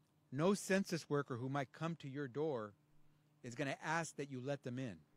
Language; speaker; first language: English; early bilingual, other home language; Spanish